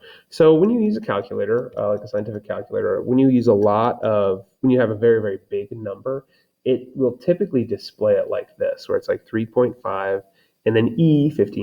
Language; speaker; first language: English; native; English